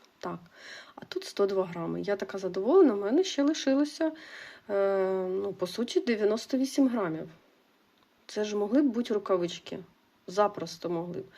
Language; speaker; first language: Ukrainian; non-native, local second language; Russian